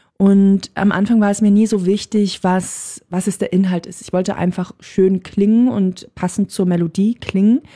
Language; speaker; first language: German; native; German